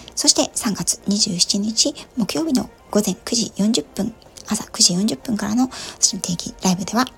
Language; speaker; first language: Japanese; native; Japanese